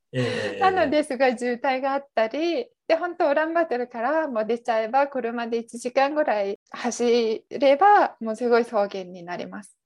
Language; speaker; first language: Japanese; non-native, fluent; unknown